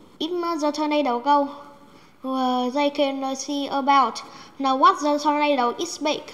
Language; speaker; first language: English; non-native, learner; Vietnamese